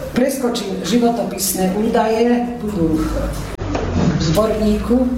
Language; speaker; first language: Slovak; early bilingual, heritage; Slovak